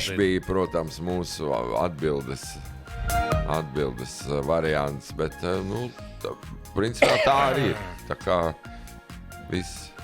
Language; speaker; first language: Latvian; native; Latvian